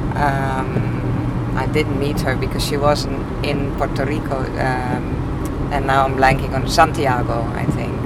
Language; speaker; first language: English; non-native, fluent; Dutch